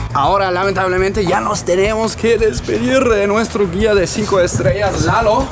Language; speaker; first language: Spanish; non-native, fluent; German